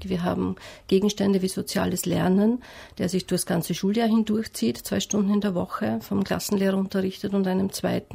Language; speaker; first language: German; native; German